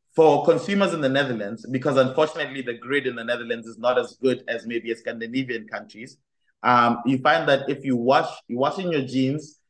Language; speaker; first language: English; non-native, local second language; Tswana